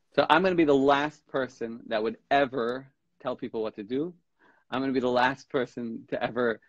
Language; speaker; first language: English; native; English